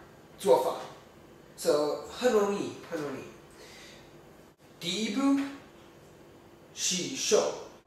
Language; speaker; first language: Chinese; non-native, learner; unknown